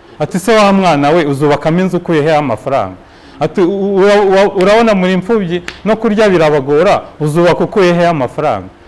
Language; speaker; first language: Kinyarwanda; native; Kinyarwanda